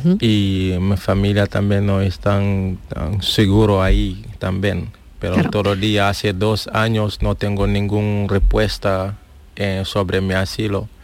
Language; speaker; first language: Spanish; non-native, learner; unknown